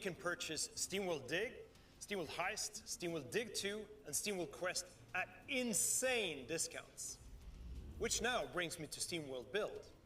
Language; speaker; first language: English; non-native, fluent; Swedish